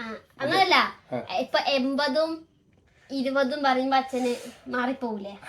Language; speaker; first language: Malayalam; early bilingual, other home language; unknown